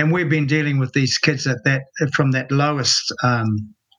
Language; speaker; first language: English; native; English